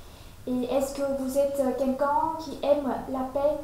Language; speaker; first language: French; non-native, fluent; Vietnamese